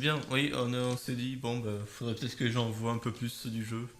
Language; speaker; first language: French; native; French